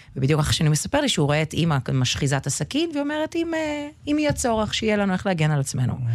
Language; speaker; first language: Hebrew; early bilingual, other home language; Russian